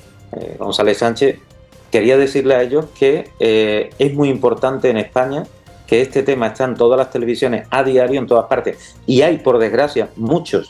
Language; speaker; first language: Spanish; native; Spanish